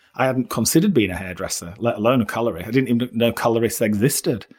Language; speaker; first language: English; native; English